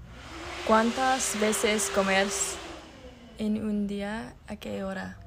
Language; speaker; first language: Spanish; non-native, learner; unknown